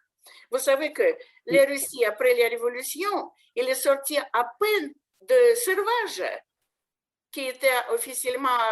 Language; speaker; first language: French; non-native, fluent; Russian